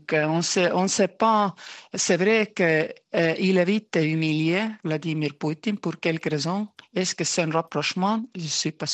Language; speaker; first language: French; non-native, fluent; Estonian